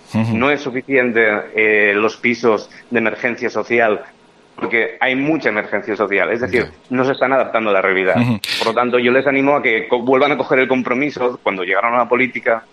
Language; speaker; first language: Spanish; native; Spanish